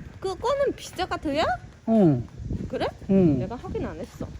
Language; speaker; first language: Korean; non-native, learner; Vietnamese